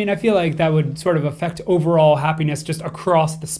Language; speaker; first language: English; native; English